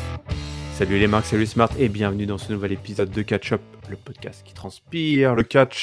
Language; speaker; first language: French; native; French